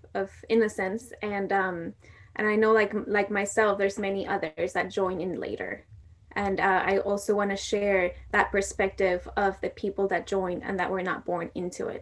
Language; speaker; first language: English; non-native, fluent; Spanish